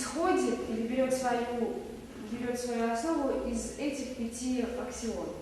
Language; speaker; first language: Russian; native; Russian